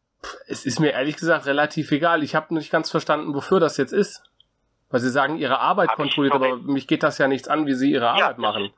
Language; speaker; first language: German; native; German